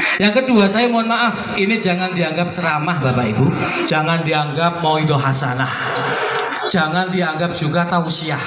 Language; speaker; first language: Indonesian; non-native, local second language; Javanese